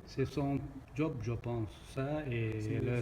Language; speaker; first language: French; non-native, learner; Chechen